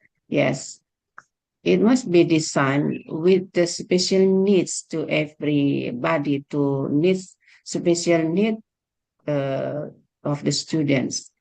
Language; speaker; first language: English; non-native, learner; Indonesian